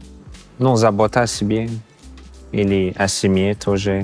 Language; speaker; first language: Russian; non-native, fluent; English